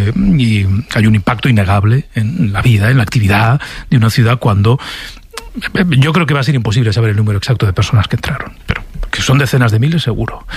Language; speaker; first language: Spanish; native; Spanish